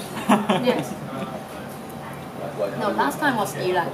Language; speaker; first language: English; non-native, fluent; Cantonese